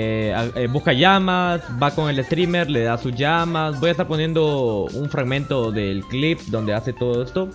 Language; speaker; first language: Spanish; native; Spanish